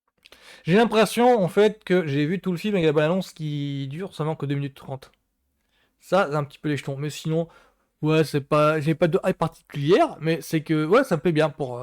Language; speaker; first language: French; native; French